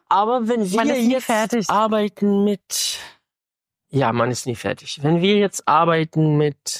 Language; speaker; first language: German; non-native, fluent; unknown